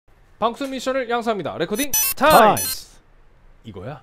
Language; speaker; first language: Korean; native; Korean